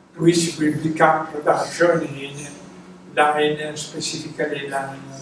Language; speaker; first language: English; non-native, fluent; Italian